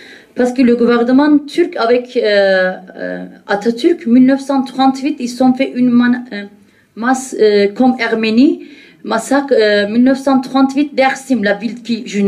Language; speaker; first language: French; non-native, learner; Kurdish